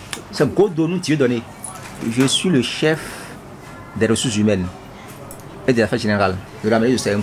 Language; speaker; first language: French; non-native, local second language; Fon